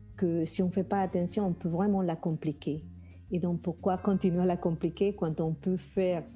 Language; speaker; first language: French; non-native, fluent; Spanish